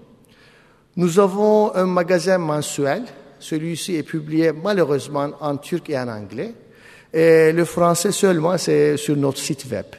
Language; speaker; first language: French; non-native, fluent; Turkish